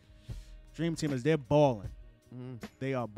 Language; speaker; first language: English; native; English